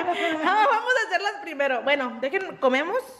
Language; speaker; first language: Spanish; native; Spanish